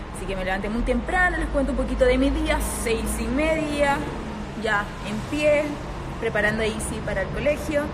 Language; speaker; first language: Spanish; native; Spanish